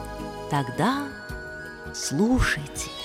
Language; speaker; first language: Russian; native; Russian